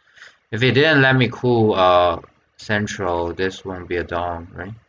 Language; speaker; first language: English; non-native, fluent; Chinese